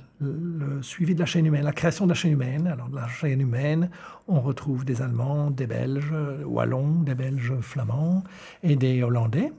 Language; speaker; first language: French; native; French